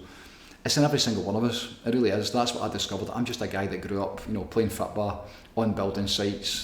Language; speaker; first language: English; native; English